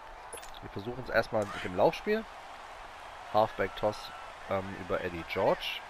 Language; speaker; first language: German; native; German